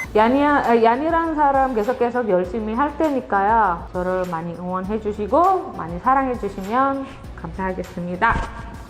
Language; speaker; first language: Korean; non-native, fluent; Indonesian